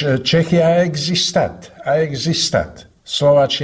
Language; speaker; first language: Romanian; non-native, fluent; Slovak